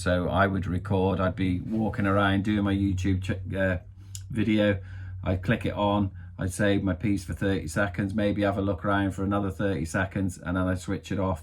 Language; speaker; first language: English; native; English